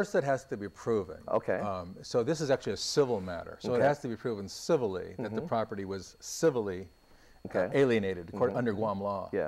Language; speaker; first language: English; native; English